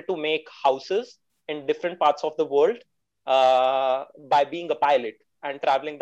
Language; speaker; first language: English; non-native, local second language; Hindi